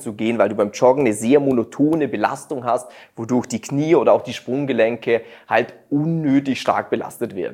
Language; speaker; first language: German; native; German